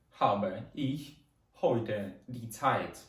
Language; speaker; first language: German; non-native, fluent; Ukrainian